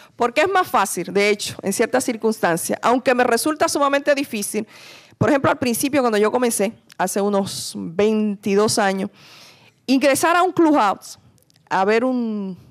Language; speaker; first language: Spanish; native; Spanish